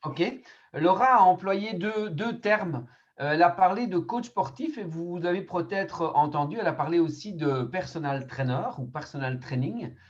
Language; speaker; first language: French; native; French